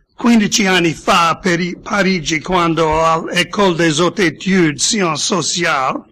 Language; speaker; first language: Italian; non-native, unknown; English